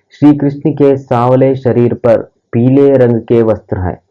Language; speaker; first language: Hindi; non-native, local second language; Kannada